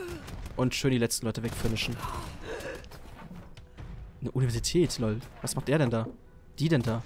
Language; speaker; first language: German; native; German